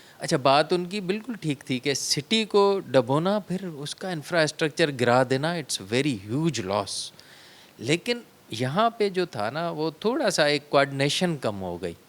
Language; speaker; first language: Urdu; non-native, local second language; Sindhi